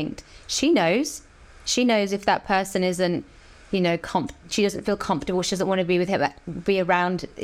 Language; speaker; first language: English; native; English